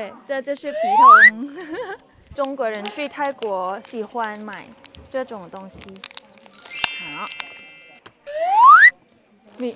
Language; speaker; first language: Chinese; non-native, learner; Thai